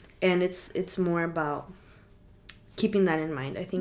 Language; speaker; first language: English; early bilingual, other home language; Spanish